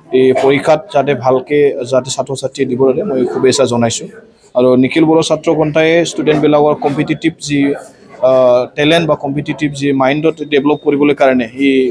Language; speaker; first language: Assamese; non-native, local second language; Bodo